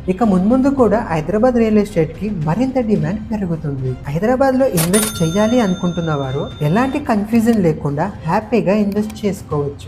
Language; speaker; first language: Telugu; native; Telugu